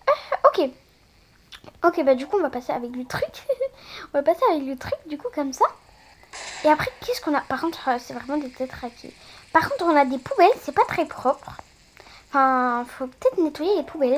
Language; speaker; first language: French; native; French